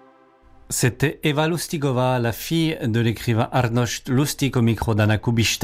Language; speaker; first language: French; native; French